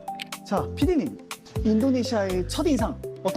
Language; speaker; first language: Korean; native; Korean